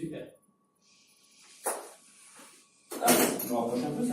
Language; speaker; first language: French; native; French